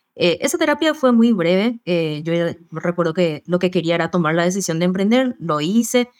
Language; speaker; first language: Spanish; native; Spanish